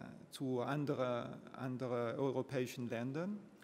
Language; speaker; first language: German; non-native, learner; Spanish